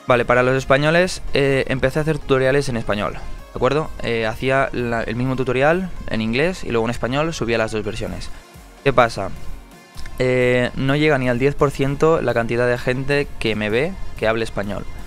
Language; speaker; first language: Spanish; native; Spanish